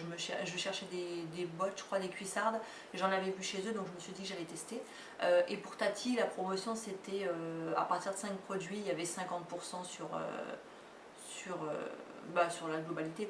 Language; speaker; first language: French; native; French